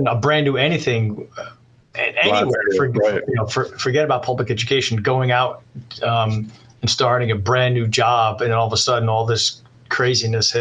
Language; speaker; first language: English; native; English